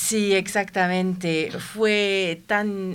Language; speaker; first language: Spanish; non-native, learner; French